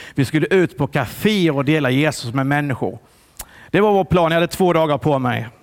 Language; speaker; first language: Swedish; early bilingual, other home language; Italian